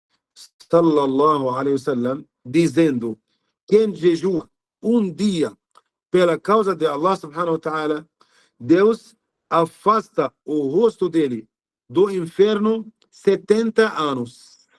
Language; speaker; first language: Portuguese; non-native, learner; Arabic